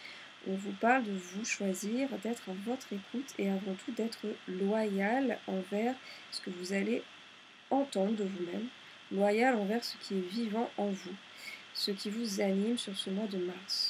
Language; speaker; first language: French; native; French